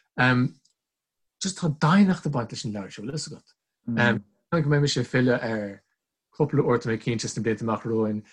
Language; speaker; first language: Irish; non-native, local second language; English